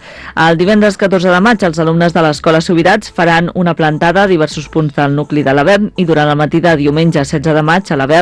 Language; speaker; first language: Catalan; native; Catalan